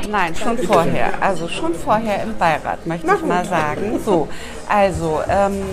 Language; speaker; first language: German; native; German